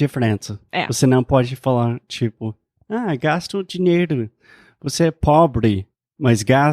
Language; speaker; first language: Portuguese; non-native, fluent; English